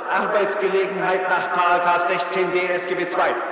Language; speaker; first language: German; native; German